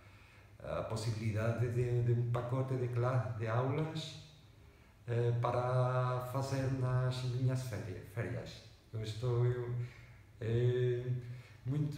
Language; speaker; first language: Portuguese; non-native, fluent; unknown